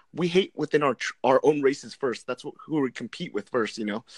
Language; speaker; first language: English; non-native, fluent; Vietnamese